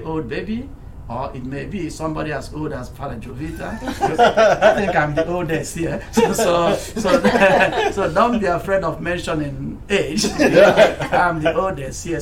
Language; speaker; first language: English; non-native, local second language; Igbo